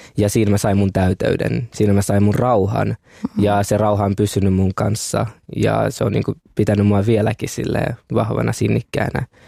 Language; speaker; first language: Finnish; early bilingual, other home language; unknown